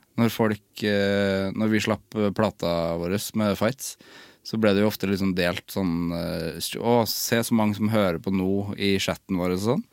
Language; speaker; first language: Norwegian; native; Norwegian